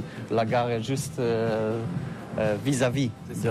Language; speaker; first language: French; non-native, learner; Polish